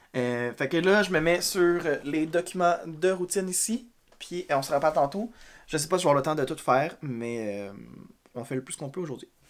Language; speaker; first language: French; native; French